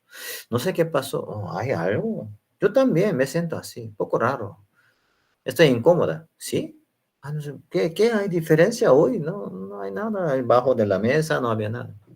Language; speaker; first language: Spanish; non-native, learner; Korean